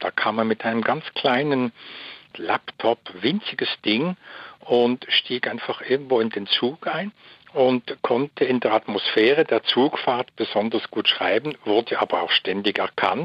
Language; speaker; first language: German; native; German